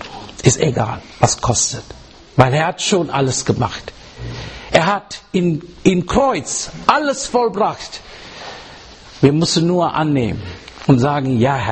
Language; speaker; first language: German; non-native, learner; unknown